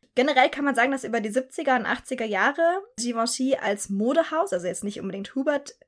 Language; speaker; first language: German; native; German